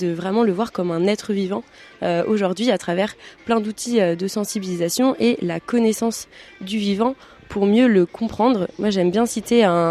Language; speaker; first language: French; native; French